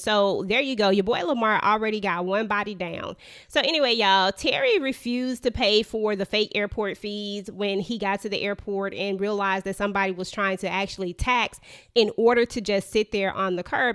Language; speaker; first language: English; native; English